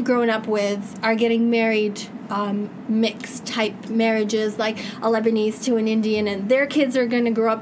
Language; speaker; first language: English; native; English